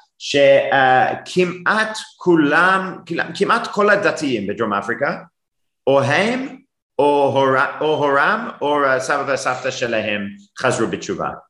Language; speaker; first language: Hebrew; non-native, fluent; English